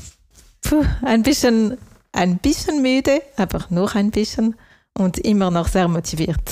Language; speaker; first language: German; non-native, local second language; French